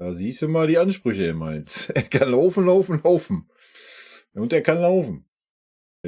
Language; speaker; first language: German; native; German